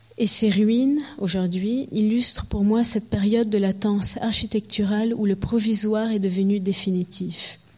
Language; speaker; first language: French; early bilingual, heritage; French